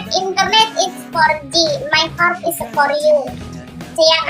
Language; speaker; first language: English; non-native, learner; Indonesian